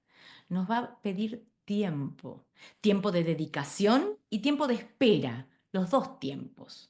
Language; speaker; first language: Spanish; native; Spanish